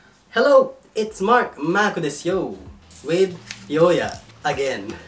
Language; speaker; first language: English; non-native, local second language; Filipino